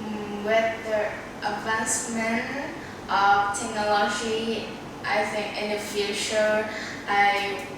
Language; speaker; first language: English; non-native, learner; Vietnamese